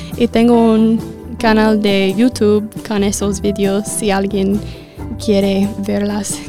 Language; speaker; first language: Spanish; non-native, fluent; English